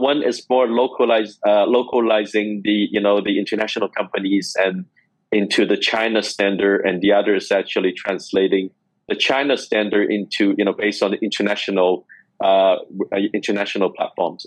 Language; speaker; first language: English; non-native, local second language; Cantonese